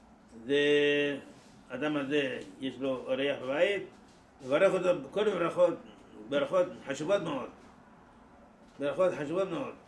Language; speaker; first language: Hebrew; non-native, fluent; Persian